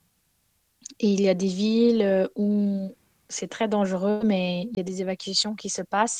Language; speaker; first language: French; non-native, fluent; Ukrainian